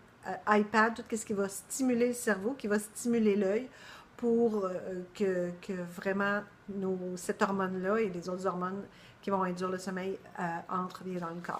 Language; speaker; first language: French; native; French